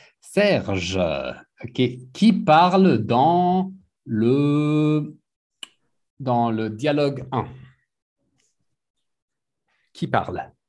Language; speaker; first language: French; non-native, learner; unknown